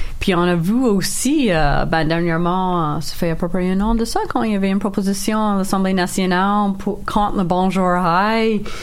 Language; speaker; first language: French; non-native, local second language; English